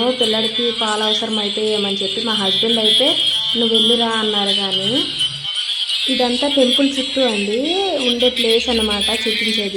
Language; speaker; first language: Telugu; native; Telugu